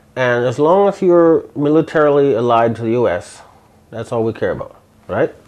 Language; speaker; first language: English; native; English